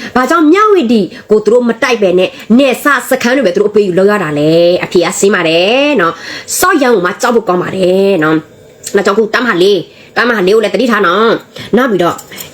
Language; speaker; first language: Burmese; non-native, local second language; S'gaw Karen